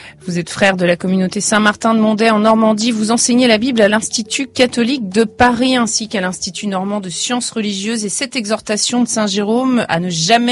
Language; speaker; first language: French; native; French